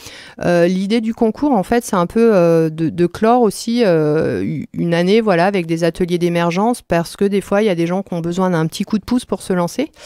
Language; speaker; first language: French; native; French